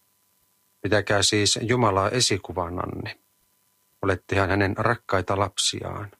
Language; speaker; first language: Finnish; native; Finnish